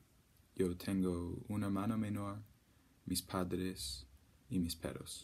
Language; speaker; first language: Spanish; non-native, learner; English